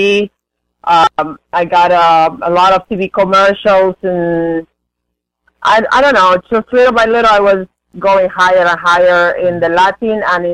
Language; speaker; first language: English; non-native, fluent; Spanish